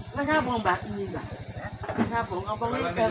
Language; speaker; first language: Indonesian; non-native, local second language; Javanese